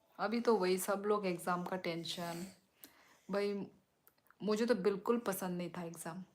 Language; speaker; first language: Hindi; non-native, local second language; Kok Borok